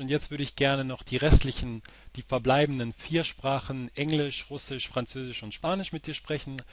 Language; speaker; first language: German; native; German